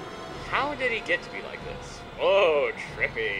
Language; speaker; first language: English; native; English